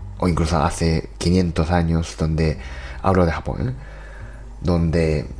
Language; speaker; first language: Spanish; non-native, fluent; Japanese